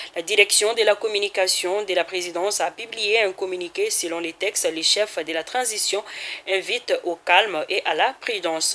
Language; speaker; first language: French; non-native, local second language; Bambara